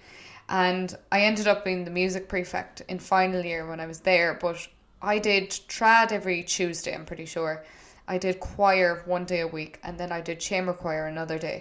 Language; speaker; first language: English; native; English